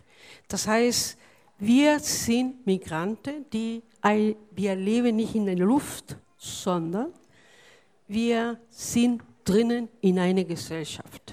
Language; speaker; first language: German; non-native, fluent; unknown